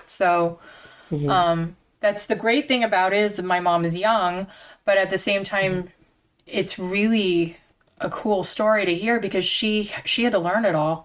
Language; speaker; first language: English; early bilingual, other home language; Korean